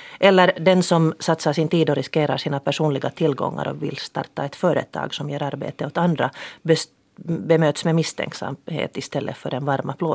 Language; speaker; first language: Swedish; native; Swedish